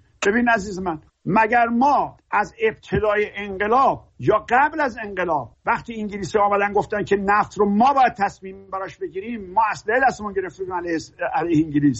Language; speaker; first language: Persian; native; Persian